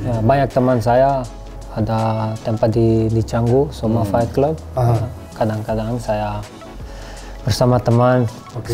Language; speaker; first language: Indonesian; non-native, learner; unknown